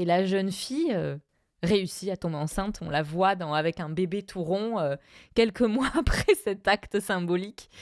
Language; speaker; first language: French; non-native, fluent; Spanish